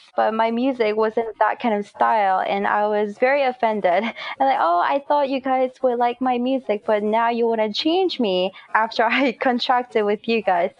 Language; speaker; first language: English; non-native, fluent; Korean